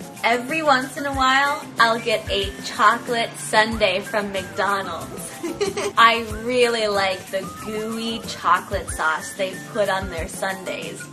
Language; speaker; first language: English; native; English